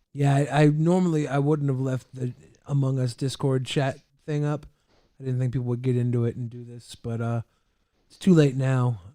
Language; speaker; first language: English; native; English